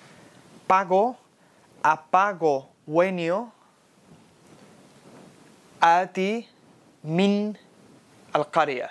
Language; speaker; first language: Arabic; non-native, fluent; Spanish